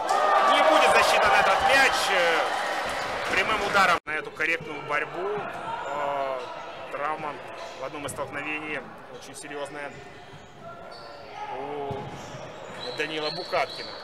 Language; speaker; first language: Russian; native; Russian